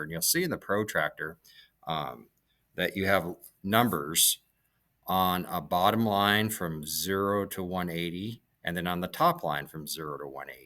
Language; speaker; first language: English; native; English